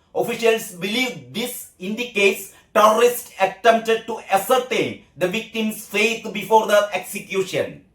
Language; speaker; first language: English; non-native, local second language; Malayalam